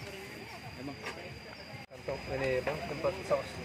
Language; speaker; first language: Indonesian; non-native, learner; Spanish